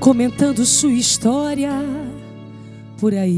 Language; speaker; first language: Portuguese; native; Portuguese